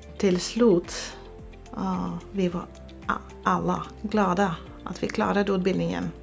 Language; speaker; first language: Swedish; non-native, fluent; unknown